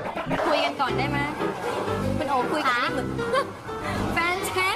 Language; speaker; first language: Thai; native; Thai